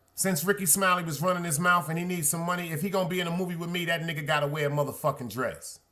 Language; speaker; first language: English; native; English